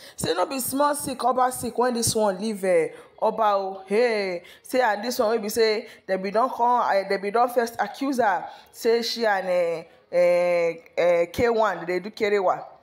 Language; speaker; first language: Nigerian Pidgin; non-native, local second language; Yoruba